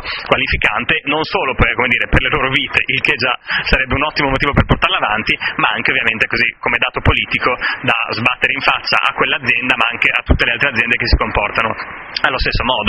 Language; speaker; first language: Italian; native; Italian